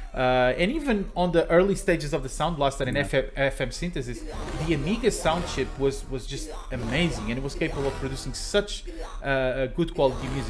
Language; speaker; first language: English; non-native, fluent; Portuguese